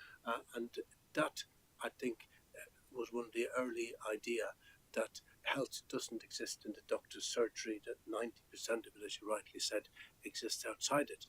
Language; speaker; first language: English; native; English